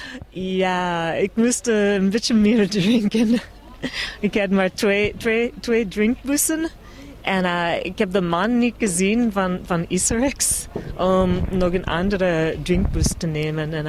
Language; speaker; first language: Dutch; non-native, fluent; English